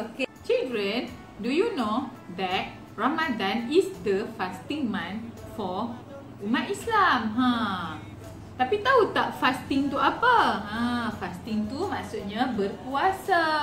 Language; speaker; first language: English; non-native, local second language; Malay